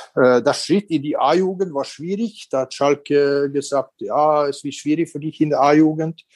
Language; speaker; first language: German; non-native, fluent; Norwegian